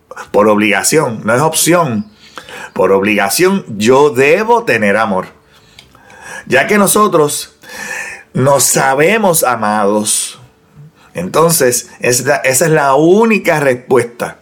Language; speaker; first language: Spanish; native; Spanish